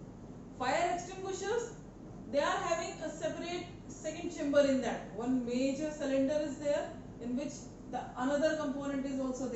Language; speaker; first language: English; non-native, local second language; Hindi